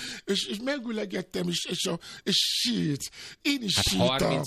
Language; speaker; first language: Hungarian; non-native, learner; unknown